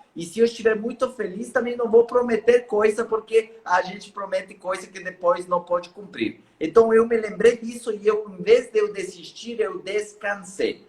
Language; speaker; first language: Portuguese; non-native, fluent; Spanish